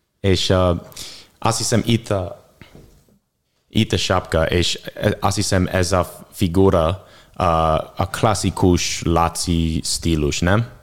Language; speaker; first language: Hungarian; non-native, learner; English